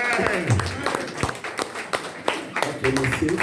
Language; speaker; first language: French; non-native, learner; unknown